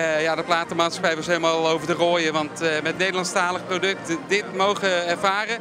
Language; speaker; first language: Dutch; native; Dutch